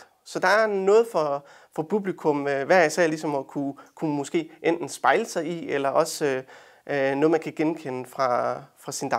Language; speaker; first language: Danish; native; Danish